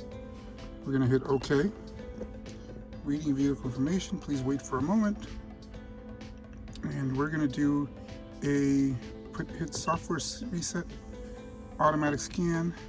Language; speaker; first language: English; native; English